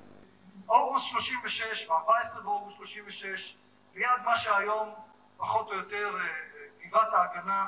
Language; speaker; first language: Hebrew; native; Hebrew